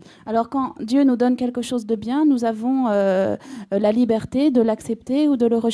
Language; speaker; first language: French; native; French